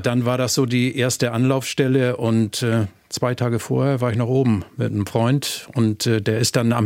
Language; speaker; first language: German; native; German